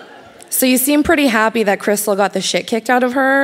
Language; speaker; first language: English; native; English